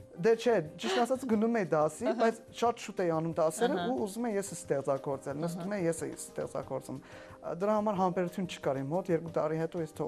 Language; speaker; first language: Armenian; early bilingual, heritage; Armenian